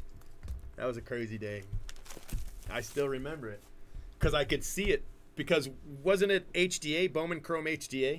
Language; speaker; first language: English; native; English